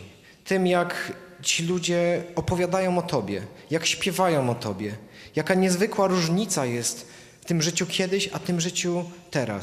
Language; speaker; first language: Polish; native; Polish